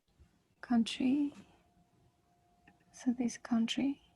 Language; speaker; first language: English; non-native, learner; Chinese